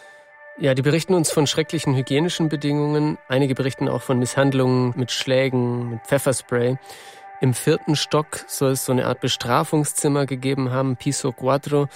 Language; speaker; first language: German; native; German